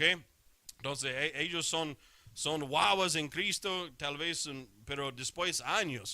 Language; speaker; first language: Spanish; non-native, fluent; English